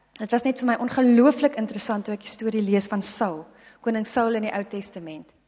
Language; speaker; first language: Afrikaans; non-native, local second language; English